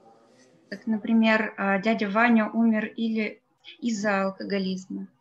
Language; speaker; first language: Russian; native; Russian